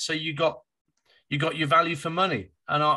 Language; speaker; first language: English; native; English